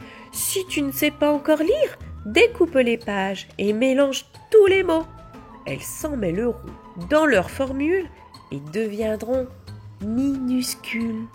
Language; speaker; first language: French; native; French